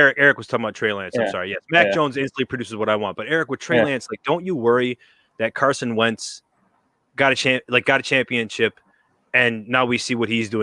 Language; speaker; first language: English; native; English